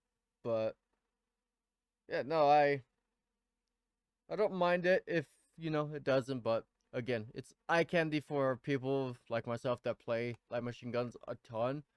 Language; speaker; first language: English; native; English